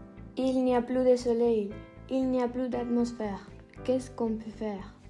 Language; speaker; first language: French; non-native, learner; Spanish